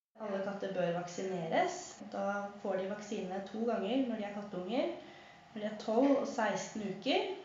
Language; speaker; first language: Norwegian; native; Norwegian